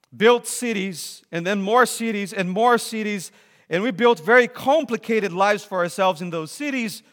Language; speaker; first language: English; non-native, fluent; Portuguese